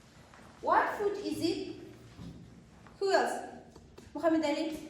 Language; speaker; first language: English; non-native, learner; Kazakh